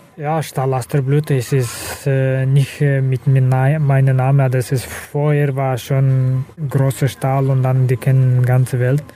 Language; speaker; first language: German; non-native, fluent; Russian